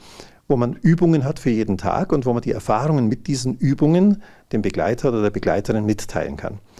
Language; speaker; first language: German; native; German